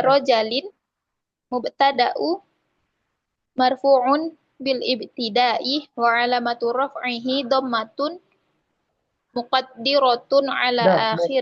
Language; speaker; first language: Arabic; non-native, learner; Indonesian